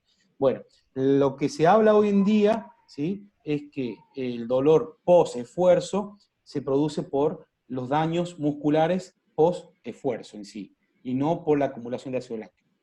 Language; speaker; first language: Spanish; native; Spanish